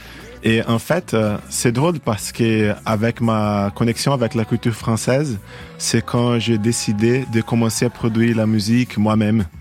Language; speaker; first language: French; non-native, fluent; Portuguese